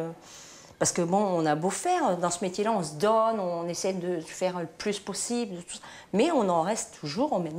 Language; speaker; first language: French; native; French